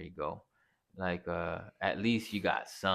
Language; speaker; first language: English; native; English